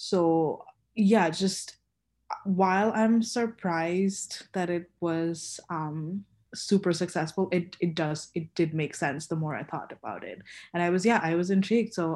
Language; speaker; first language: English; non-native, local second language; Bangla